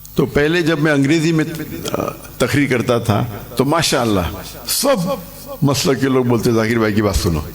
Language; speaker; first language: Urdu; non-native, local second language; English